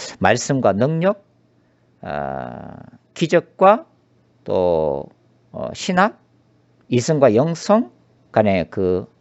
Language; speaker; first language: Korean; native; Korean